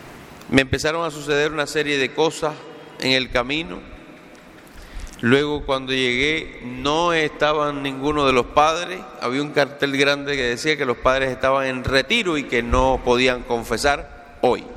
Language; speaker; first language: Spanish; native; Spanish